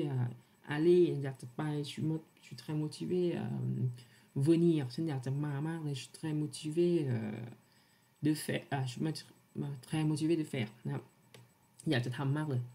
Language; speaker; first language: French; non-native, learner; Thai